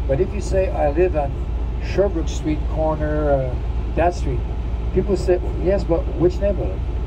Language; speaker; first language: English; non-native, fluent; French